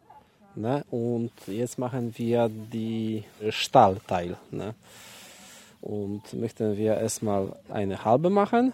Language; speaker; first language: German; non-native, learner; Polish